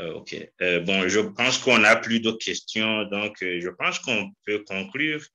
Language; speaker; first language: French; non-native, local second language; Rundi